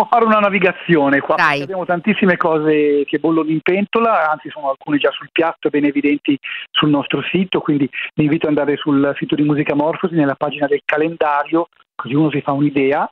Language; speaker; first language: Italian; native; Italian